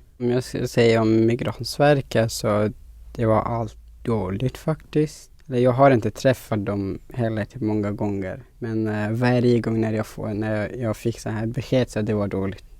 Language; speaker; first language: Swedish; non-native, fluent; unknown